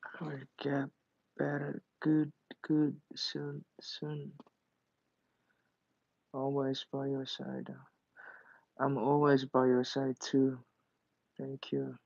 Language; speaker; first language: English; non-native, learner; Korean